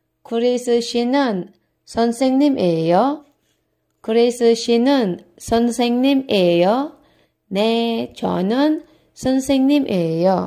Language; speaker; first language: Korean; non-native, learner; Cebuano